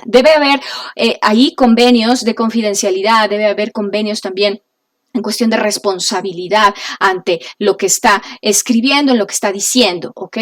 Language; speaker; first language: Spanish; native; Spanish